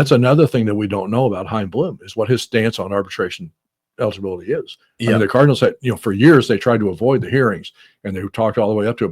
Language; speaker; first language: English; native; English